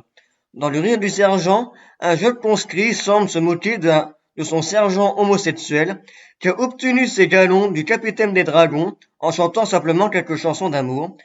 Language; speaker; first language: French; native; French